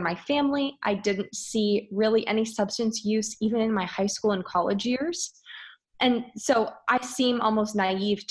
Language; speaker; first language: English; native; English